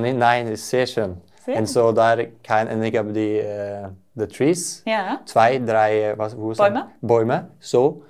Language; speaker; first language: German; non-native, learner; Norwegian